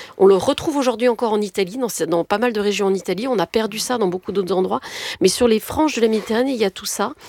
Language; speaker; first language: French; native; French